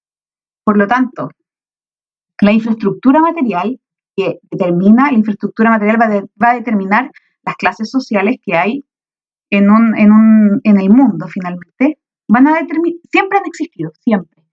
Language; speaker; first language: Spanish; native; Spanish